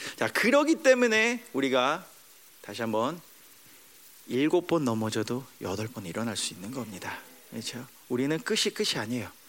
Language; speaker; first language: Korean; early bilingual, heritage; Korean